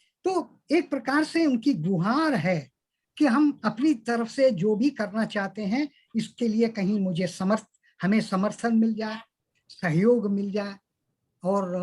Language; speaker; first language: Hindi; native; Hindi